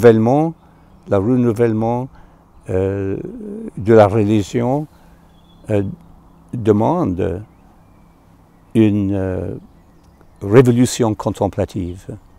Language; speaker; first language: French; non-native, fluent; English